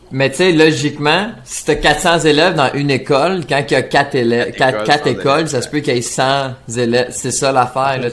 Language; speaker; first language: French; native; French